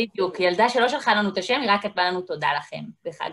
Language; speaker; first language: Hebrew; native; Hebrew